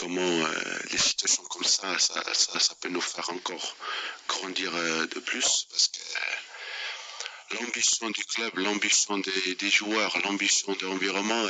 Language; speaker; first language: French; non-native, fluent; Danish